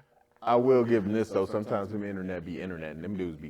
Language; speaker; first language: English; native; English